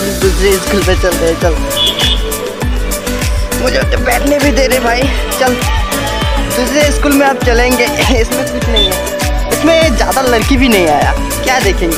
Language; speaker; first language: Hindi; non-native, local second language; Bangla